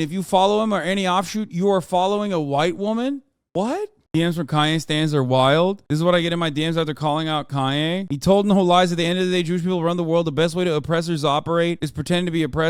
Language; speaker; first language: English; native; English